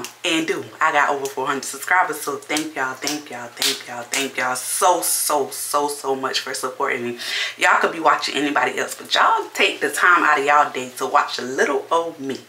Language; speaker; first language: English; native; English